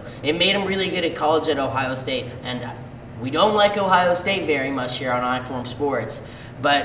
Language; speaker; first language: English; native; English